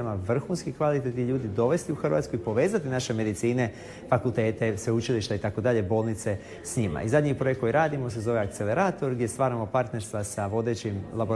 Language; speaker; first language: Croatian; native; Croatian